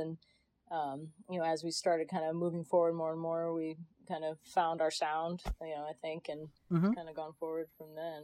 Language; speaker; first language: English; native; English